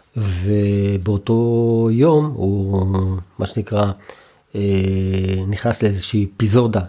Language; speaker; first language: Hebrew; native; Hebrew